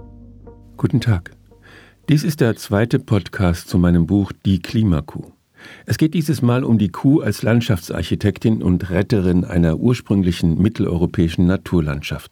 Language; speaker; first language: German; native; German